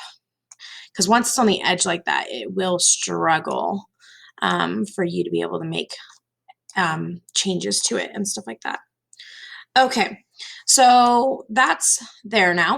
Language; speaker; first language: English; native; English